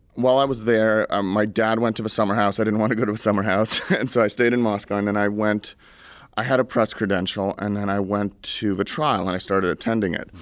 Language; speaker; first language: English; early bilingual, other home language; Russian